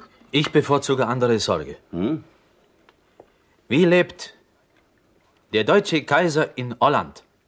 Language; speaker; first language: German; non-native, fluent; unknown